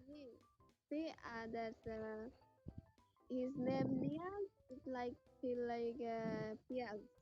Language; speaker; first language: English; non-native, learner; Bangla